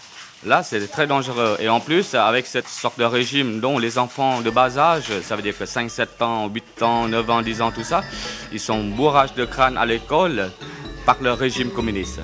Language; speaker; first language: French; non-native, fluent; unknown